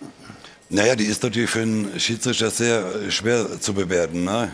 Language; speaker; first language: German; native; German